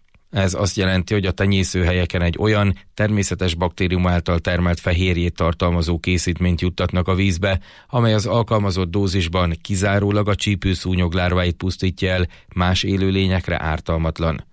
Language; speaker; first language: Hungarian; native; Hungarian